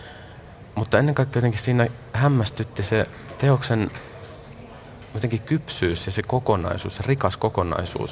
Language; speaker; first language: Finnish; native; Finnish